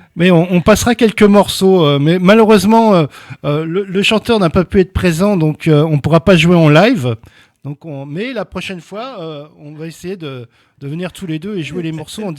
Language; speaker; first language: French; native; French